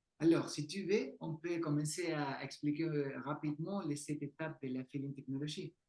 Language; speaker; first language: French; non-native, learner; Spanish